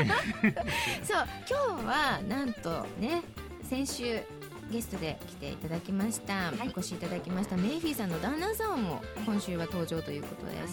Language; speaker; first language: Japanese; native; Japanese